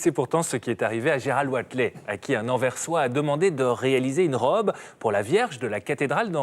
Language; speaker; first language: French; native; French